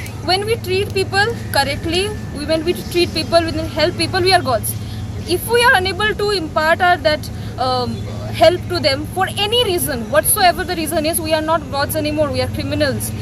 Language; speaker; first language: English; non-native, local second language; Bangla